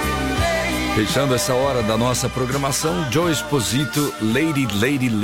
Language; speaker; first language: Portuguese; native; Portuguese